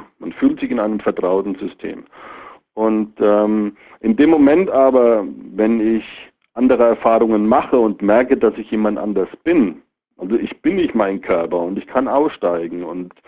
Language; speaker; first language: German; native; German